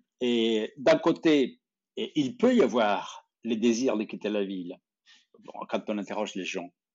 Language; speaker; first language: French; non-native, fluent; Spanish